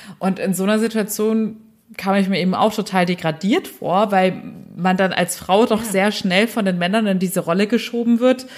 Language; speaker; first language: German; early bilingual, other home language; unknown